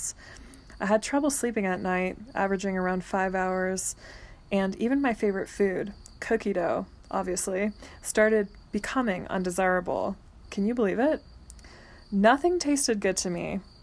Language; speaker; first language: English; native; English